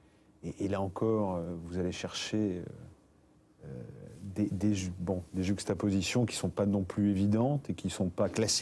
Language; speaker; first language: French; native; French